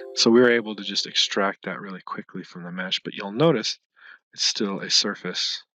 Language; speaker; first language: English; native; English